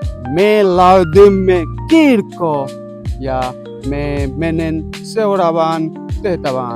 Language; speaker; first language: Finnish; non-native, learner; Hindi